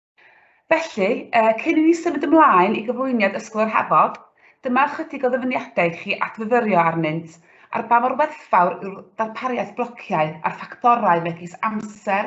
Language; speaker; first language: Welsh; native; Welsh